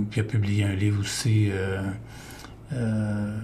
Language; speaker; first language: French; native; French